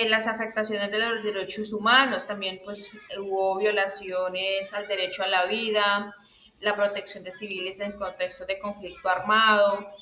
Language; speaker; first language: Spanish; native; Spanish